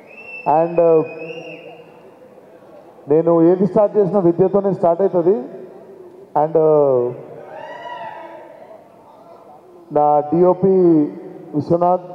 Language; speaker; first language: Telugu; native; Telugu